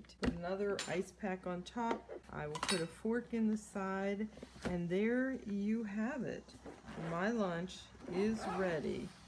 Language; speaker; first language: English; native; English